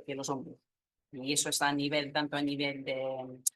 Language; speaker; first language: Spanish; non-native, fluent; English